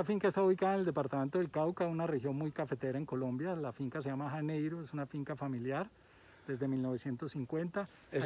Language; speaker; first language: Spanish; native; Spanish